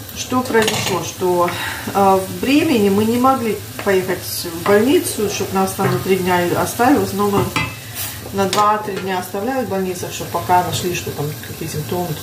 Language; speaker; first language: Russian; early bilingual, heritage; Russian